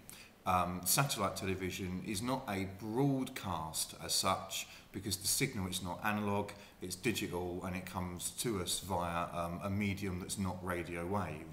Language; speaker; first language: English; native; English